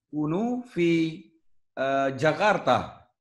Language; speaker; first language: Arabic; non-native, learner; Indonesian